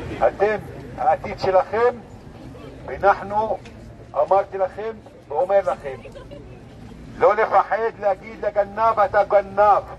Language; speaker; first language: Hebrew; non-native, local second language; Arabic